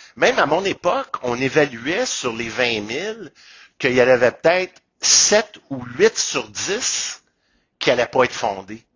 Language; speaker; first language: French; native; French